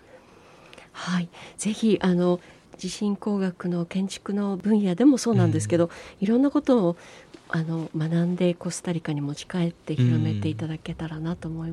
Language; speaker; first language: Japanese; native; Japanese